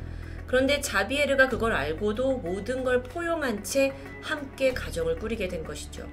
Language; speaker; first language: Korean; native; Korean